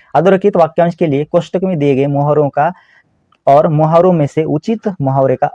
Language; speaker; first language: Hindi; non-native, local second language; Marathi